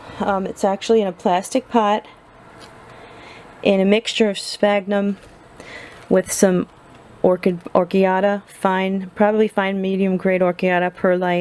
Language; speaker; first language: English; native; English